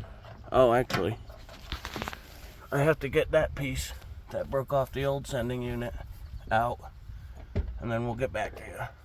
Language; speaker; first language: English; native; English